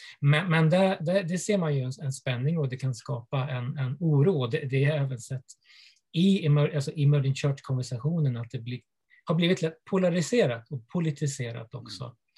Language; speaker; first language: Swedish; native; Swedish